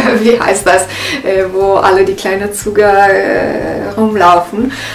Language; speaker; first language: German; non-native, learner; Italian